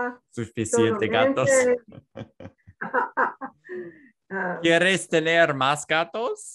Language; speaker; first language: Spanish; non-native, learner; English